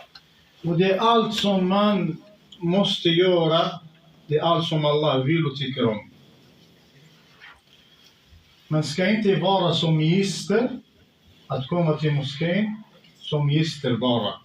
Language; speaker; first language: Swedish; non-native, fluent; Arabic